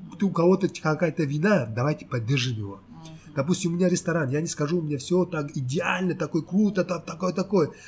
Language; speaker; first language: Russian; non-native, local second language; Tajik